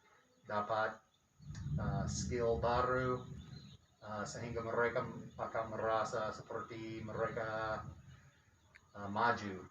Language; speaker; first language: Indonesian; non-native, fluent; English